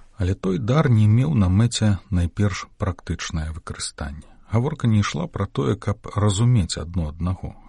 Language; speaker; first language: Belarusian; native; Belarusian